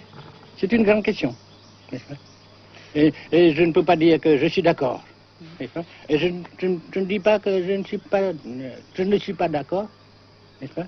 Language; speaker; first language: French; non-native, local second language; Vietnamese